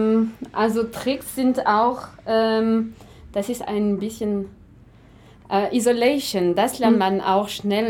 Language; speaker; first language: German; non-native, fluent; French